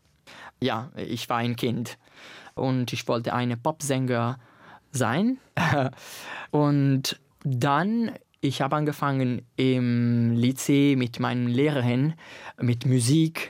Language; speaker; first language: German; non-native, learner; Italian